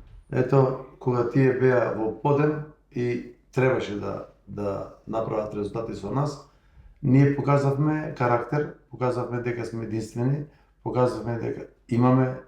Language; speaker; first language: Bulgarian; non-native, learner; Macedonian